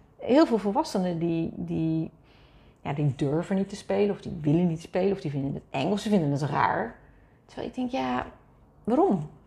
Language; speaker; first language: Dutch; native; Dutch